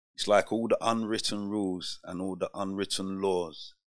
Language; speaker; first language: English; native; English